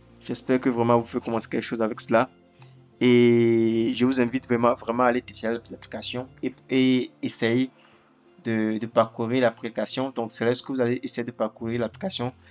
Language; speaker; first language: French; non-native, local second language; Ewe